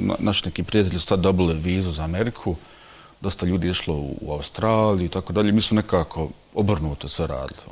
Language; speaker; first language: Bosnian; early bilingual, heritage; Bosnian